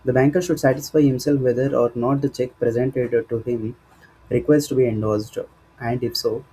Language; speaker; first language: English; non-native, local second language; Kannada